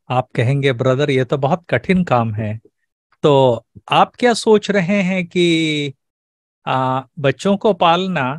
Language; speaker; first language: Hindi; native; Hindi